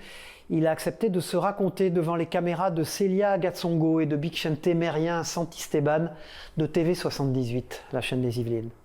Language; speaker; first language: French; native; French